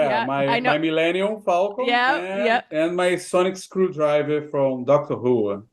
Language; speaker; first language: English; non-native, fluent; Portuguese